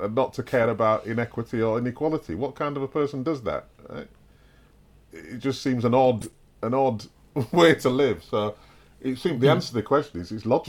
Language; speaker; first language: English; native; English